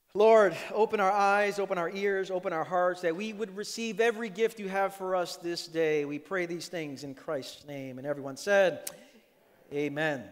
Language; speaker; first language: English; native; English